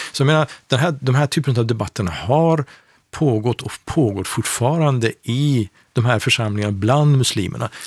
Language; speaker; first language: Swedish; non-native, fluent; Persian